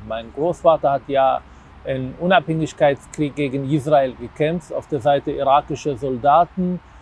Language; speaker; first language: German; non-native, fluent; Arabic